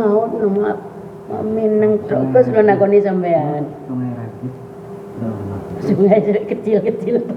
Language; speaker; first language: Indonesian; non-native, local second language; Javanese